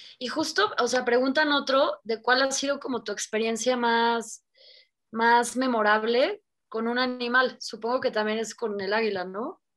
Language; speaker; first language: Spanish; native; Spanish